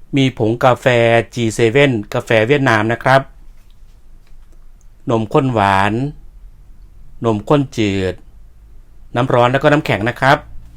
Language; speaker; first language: Thai; native; Thai